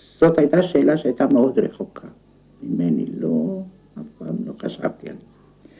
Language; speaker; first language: Hebrew; non-native, fluent; Romanian